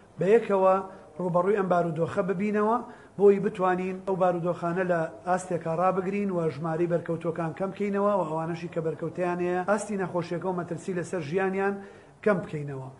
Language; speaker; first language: Central Kurdish; native; Central Kurdish